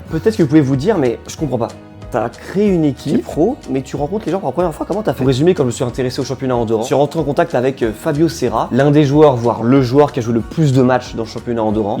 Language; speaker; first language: French; native; French